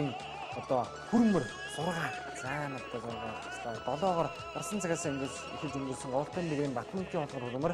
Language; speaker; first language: Mongolian; native; Mongolian